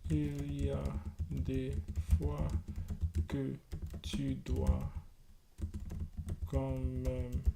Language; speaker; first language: French; non-native, learner; English